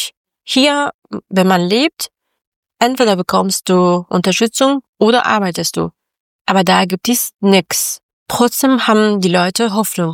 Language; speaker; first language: German; non-native, learner; Persian